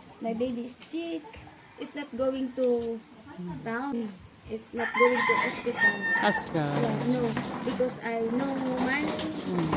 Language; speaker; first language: English; non-native, learner; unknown